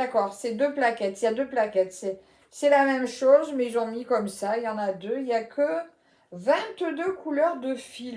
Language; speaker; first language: French; native; French